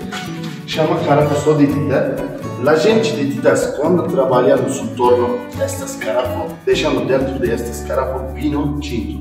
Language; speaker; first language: Portuguese; non-native, learner; Turkish